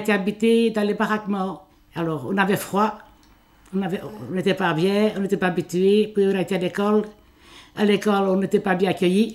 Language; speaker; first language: French; early bilingual, other home language; Italian